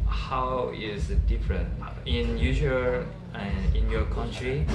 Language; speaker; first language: English; non-native, learner; Korean